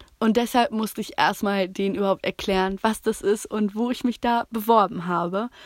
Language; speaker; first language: German; native; German